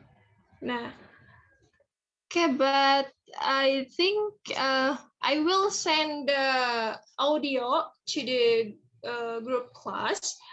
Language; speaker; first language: English; non-native, fluent; Indonesian